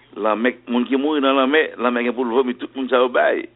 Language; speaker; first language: French; non-native, local second language; Haitian Creole